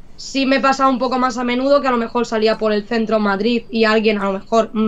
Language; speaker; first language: Spanish; native; Spanish